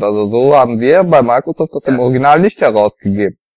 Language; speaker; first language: German; native; German